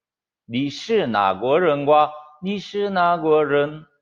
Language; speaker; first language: Chinese; non-native, fluent; Korean